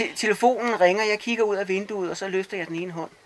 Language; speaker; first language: Danish; native; Danish